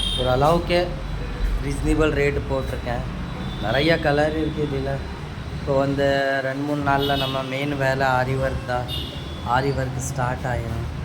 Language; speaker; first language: Tamil; non-native, local second language; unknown